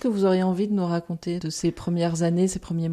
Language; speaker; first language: French; native; French